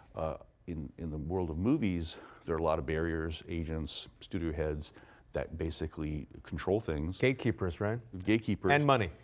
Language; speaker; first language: English; native; English